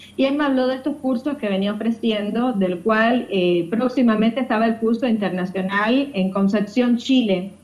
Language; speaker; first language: Spanish; native; Spanish